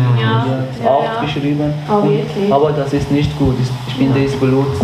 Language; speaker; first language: German; non-native, learner; Persian